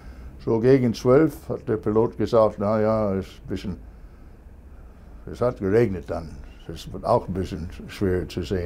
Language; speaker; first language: German; non-native, learner; English